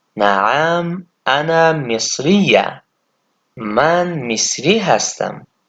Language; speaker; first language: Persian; native; Persian